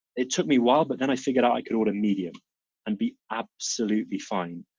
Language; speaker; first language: English; native; English